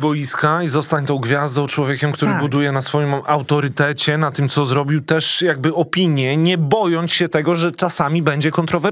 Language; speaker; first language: Polish; native; Polish